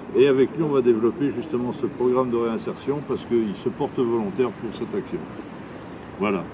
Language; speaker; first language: French; native; French